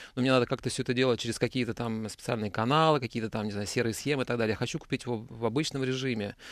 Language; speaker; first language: Russian; native; Russian